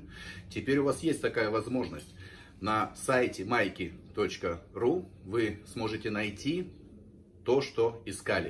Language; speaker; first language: Russian; native; Russian